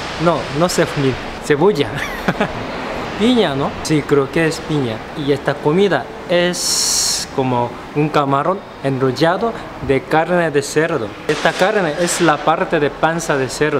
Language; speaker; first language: Spanish; non-native, fluent; Korean